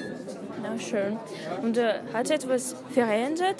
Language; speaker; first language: German; non-native, learner; Russian